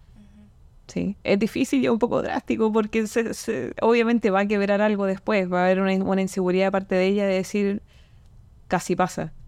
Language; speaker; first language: Spanish; native; Spanish